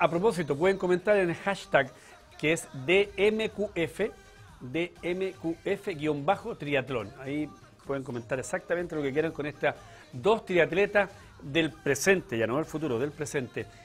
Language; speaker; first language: Spanish; native; Spanish